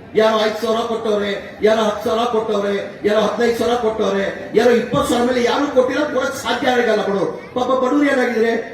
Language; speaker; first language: Kannada; non-native, local second language; Urdu